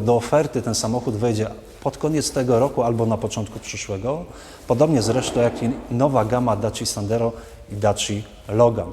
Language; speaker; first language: Polish; native; Polish